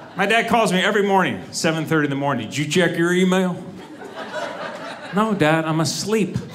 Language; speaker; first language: English; native; English